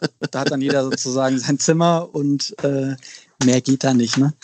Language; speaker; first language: German; native; German